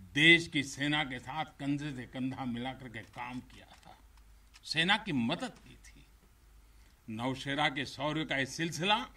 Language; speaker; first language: Hindi; non-native, local second language; Gujarati